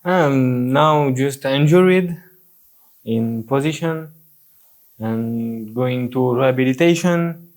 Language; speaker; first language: English; non-native, learner; French